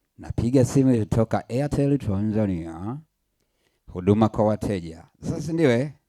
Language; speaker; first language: Swahili; native; Swahili